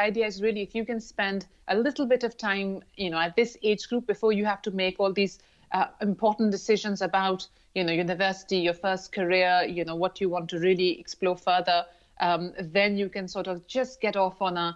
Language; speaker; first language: English; non-native, local second language; Urdu